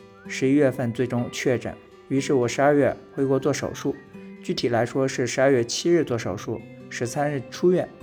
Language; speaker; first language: Chinese; native; Chinese